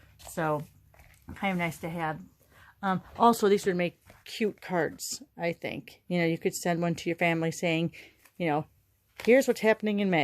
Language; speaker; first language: English; native; English